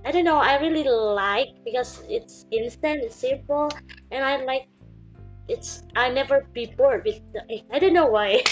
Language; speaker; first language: English; non-native, learner; Indonesian